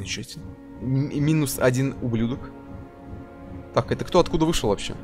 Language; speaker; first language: Russian; native; Russian